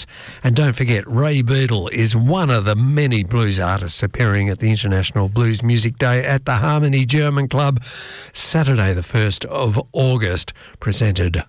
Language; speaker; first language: English; native; English